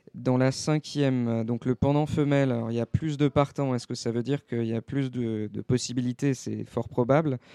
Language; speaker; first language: French; native; French